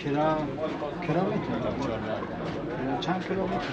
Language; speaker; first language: Turkish; non-native, learner; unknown